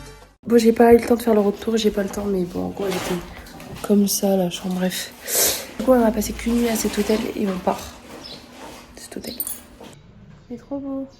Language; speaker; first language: French; native; French